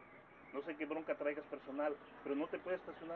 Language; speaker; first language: Spanish; native; Spanish